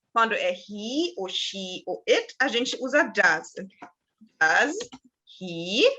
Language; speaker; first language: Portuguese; non-native, fluent; German